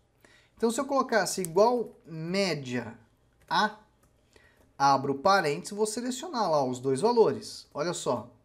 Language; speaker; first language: Portuguese; native; Portuguese